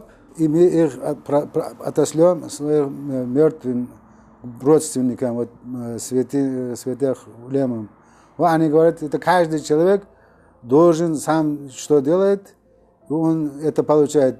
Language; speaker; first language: Russian; non-native, local second language; Uzbek